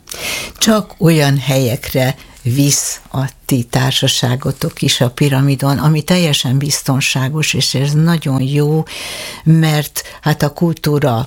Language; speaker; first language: Hungarian; native; Hungarian